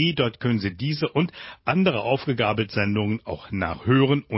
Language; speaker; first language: German; native; German